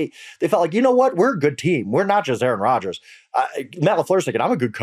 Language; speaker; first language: English; native; English